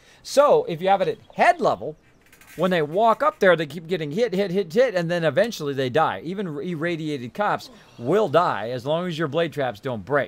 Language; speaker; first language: English; native; English